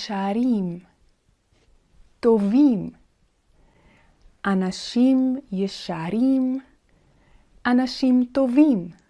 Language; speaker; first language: Hebrew; non-native, learner; Indonesian